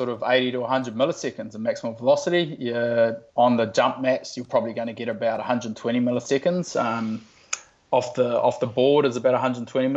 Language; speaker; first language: English; native; English